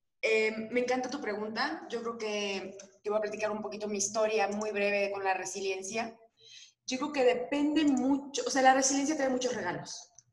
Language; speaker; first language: Spanish; native; Spanish